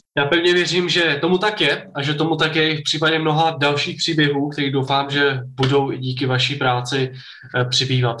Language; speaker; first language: Czech; native; Czech